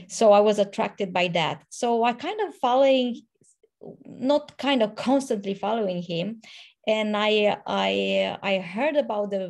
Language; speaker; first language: English; non-native, fluent; Romanian